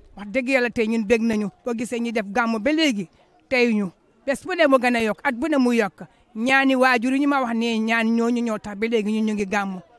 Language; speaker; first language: Wolof; non-native, local second language; Mandingo